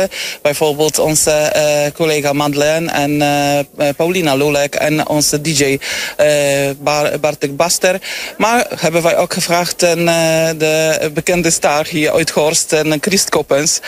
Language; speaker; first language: Dutch; non-native, learner; Polish